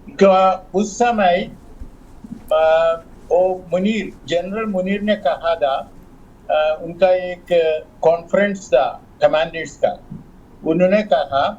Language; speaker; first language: Hindi; non-native, local second language; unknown